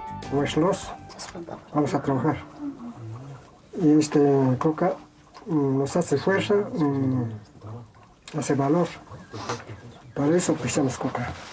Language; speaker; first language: Spanish; non-native, local second language; Quechua